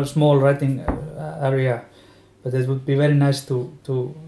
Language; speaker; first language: English; non-native, fluent; Icelandic